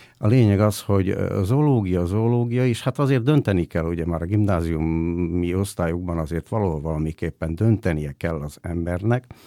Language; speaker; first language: Hungarian; native; Hungarian